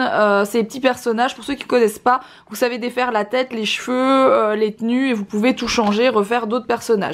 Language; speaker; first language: French; native; French